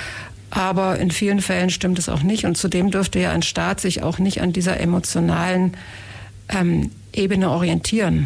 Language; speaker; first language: German; native; German